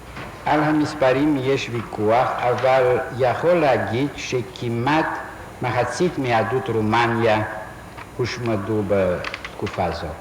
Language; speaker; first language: Hebrew; non-native, fluent; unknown